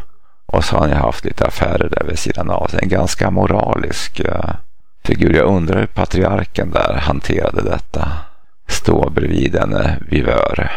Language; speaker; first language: Swedish; native; Swedish